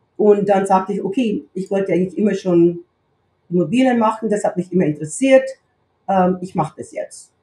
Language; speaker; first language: German; native; German